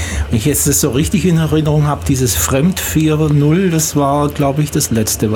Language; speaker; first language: German; native; German